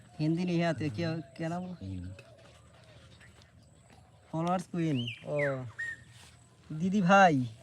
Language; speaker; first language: Hindi; non-native, learner; Bangla